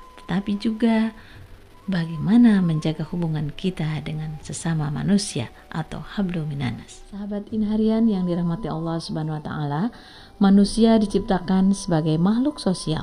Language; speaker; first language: Indonesian; native; Indonesian